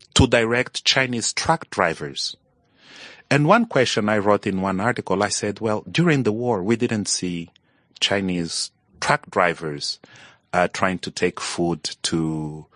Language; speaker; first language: English; non-native, fluent; Portuguese